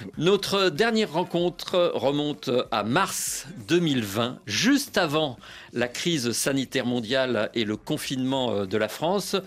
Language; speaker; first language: French; native; French